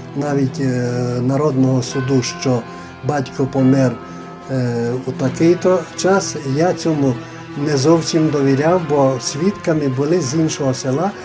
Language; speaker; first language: Ukrainian; native; Ukrainian